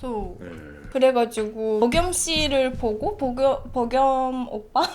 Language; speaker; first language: Korean; non-native, learner; Japanese